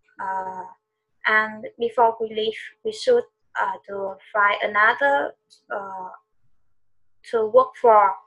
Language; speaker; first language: English; non-native, learner; Vietnamese